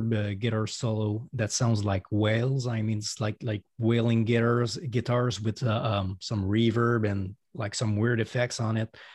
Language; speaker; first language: English; non-native, fluent; French